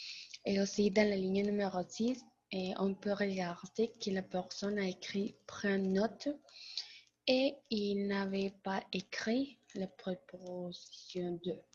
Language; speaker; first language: French; non-native, learner; Spanish